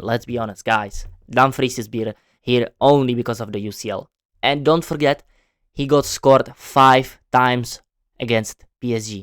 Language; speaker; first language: English; non-native, fluent; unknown